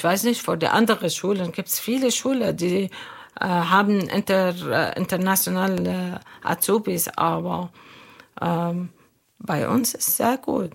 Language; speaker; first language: German; non-native, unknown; Arabic